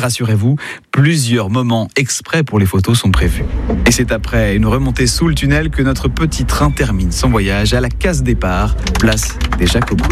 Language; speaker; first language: French; native; French